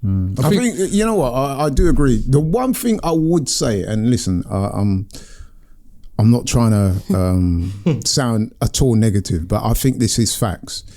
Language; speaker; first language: English; native; English